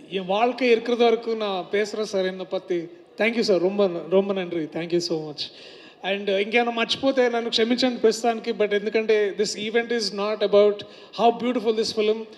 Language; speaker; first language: Telugu; native; Telugu